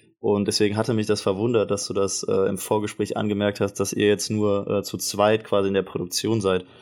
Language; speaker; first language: German; native; German